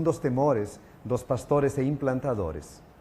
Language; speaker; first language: Spanish; non-native, fluent; Portuguese